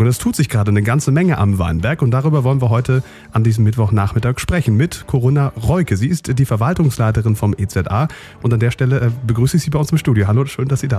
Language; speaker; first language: German; native; German